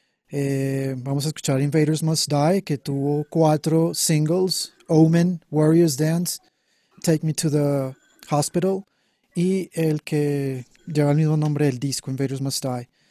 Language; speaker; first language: Spanish; native; Spanish